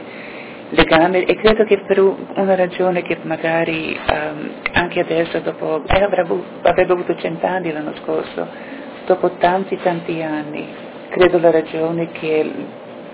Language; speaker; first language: Italian; early bilingual, heritage; Italian